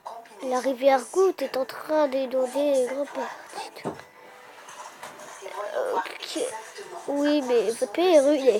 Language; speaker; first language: French; native; French